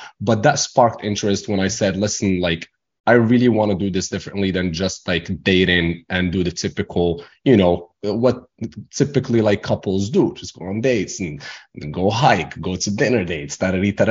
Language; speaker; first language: English; non-native, fluent; Arabic